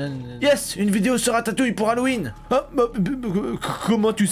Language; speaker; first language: French; native; French